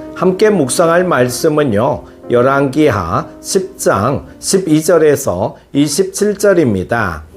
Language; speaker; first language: Korean; native; Korean